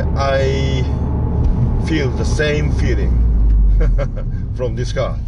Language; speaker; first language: English; non-native, learner; Japanese